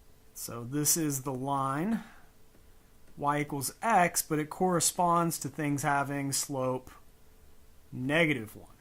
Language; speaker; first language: English; native; English